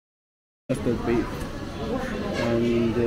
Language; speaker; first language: English; non-native, learner; Chinese